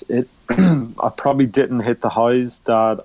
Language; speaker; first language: English; native; English